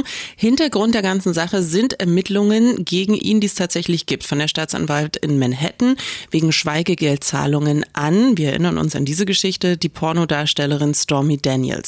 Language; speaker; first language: German; native; German